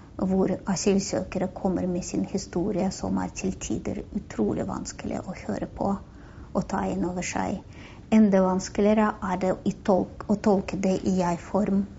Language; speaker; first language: Norwegian; non-native, fluent; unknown